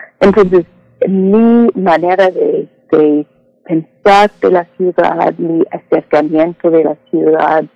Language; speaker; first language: Spanish; non-native, fluent; English